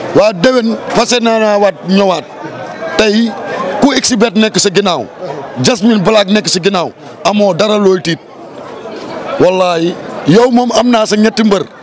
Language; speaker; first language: Wolof; native; Wolof